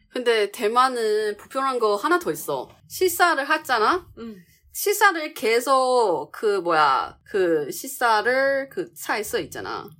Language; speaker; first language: Korean; non-native, fluent; Chinese